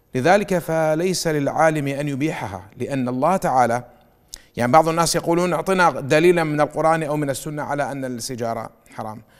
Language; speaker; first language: Arabic; native; Arabic